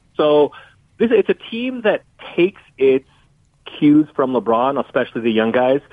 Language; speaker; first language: English; native; English